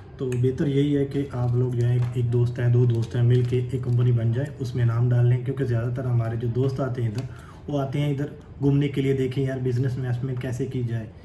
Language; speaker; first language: Urdu; non-native, local second language; Punjabi